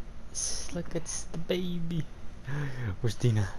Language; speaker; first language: English; native; English